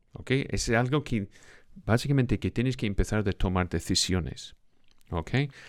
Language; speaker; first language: Spanish; non-native, fluent; English